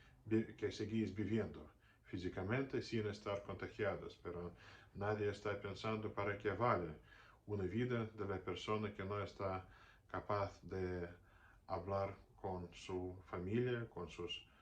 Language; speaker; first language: Spanish; non-native, fluent; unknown